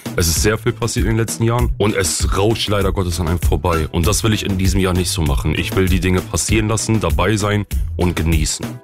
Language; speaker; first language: German; early bilingual, other home language; Kurdish